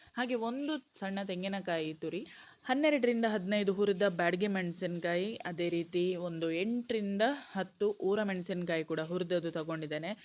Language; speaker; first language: Kannada; non-native, local second language; Konkani